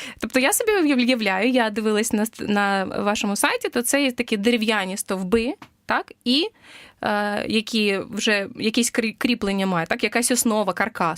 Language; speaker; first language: Ukrainian; native; Ukrainian